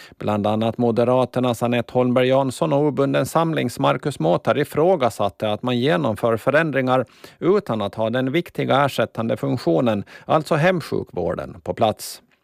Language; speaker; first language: Swedish; native; Swedish